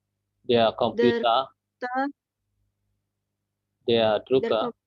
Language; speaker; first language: German; non-native, fluent; Indonesian